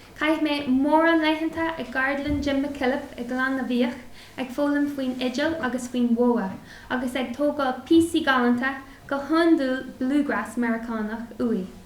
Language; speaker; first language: Irish; non-native, local second language; English